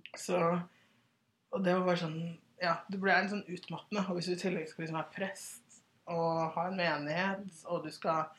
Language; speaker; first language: Norwegian; early bilingual, other home language; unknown